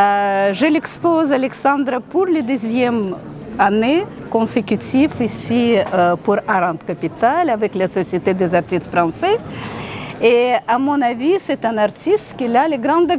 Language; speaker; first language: French; non-native, fluent; Russian